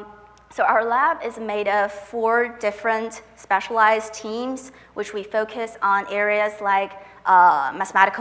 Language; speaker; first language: English; non-native, fluent; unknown